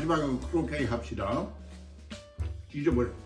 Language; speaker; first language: Korean; non-native, fluent; English